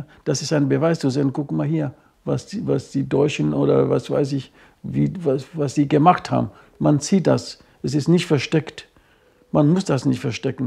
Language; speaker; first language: German; non-native, fluent; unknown